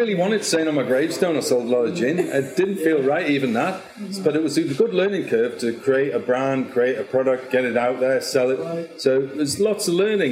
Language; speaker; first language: English; native; English